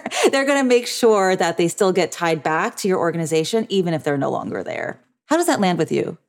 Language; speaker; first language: English; native; English